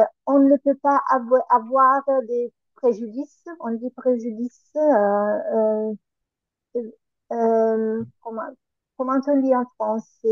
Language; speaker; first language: French; non-native, learner; Italian